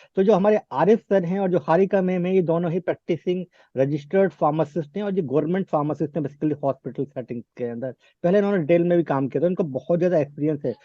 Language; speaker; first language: Hindi; native; Hindi